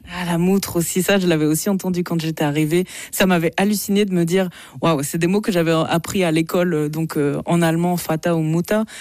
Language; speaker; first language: French; native; French